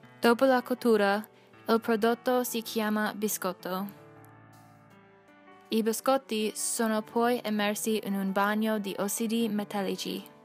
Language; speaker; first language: Italian; non-native, learner; English